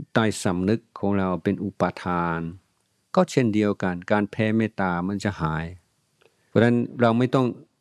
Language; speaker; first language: Thai; non-native, fluent; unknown